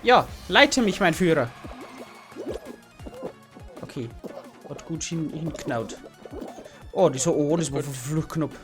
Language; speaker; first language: German; native; German